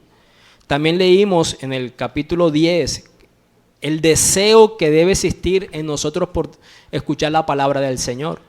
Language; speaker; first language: Spanish; native; Spanish